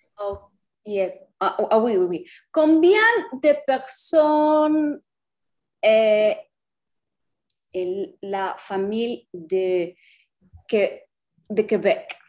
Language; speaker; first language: French; non-native, learner; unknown